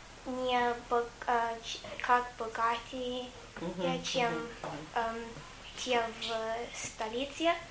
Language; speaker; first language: Russian; non-native, learner; English